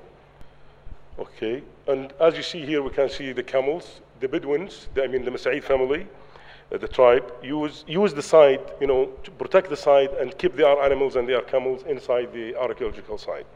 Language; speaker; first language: English; non-native, learner; Arabic